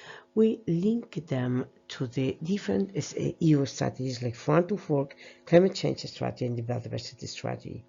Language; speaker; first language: English; non-native, fluent; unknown